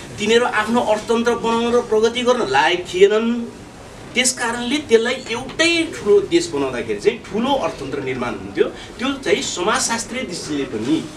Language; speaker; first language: Nepali; non-native, local second language; Eastern Tamang